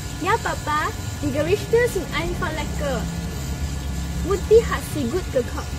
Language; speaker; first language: German; non-native, learner; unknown